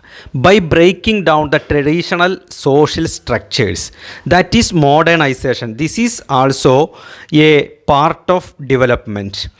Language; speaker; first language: English; non-native, local second language; Malayalam